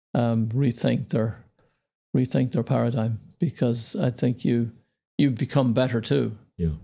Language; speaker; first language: English; native; English